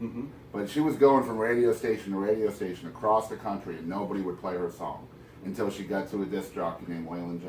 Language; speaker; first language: English; native; English